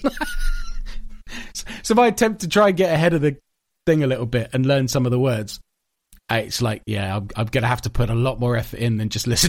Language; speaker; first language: English; native; English